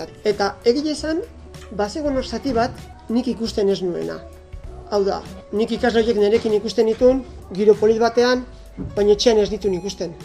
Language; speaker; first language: Basque; native; Basque